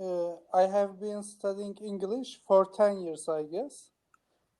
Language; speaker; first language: English; non-native, learner; Turkish